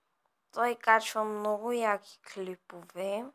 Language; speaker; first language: Bulgarian; native; Bulgarian